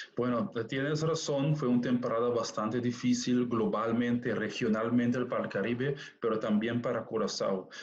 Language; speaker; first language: Spanish; non-native, fluent; Papiamento